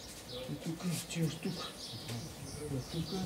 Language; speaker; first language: Bulgarian; non-native, learner; Russian